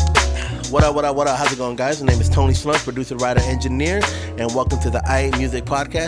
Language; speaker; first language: English; native; English